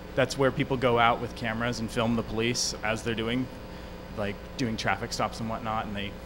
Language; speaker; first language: English; native; English